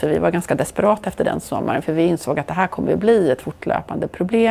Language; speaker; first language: Swedish; native; Swedish